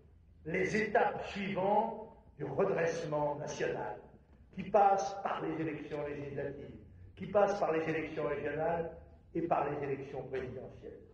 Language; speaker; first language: French; native; French